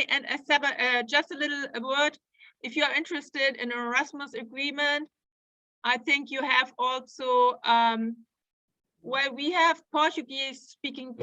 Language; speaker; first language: English; non-native, fluent; German